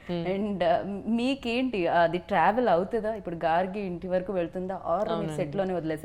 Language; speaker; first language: Telugu; native; Telugu